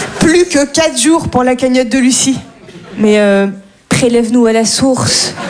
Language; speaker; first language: French; native; French